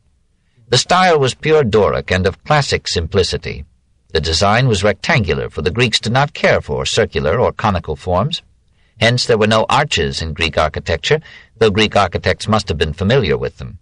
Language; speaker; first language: English; native; English